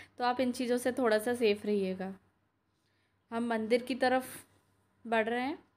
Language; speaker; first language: Hindi; native; Hindi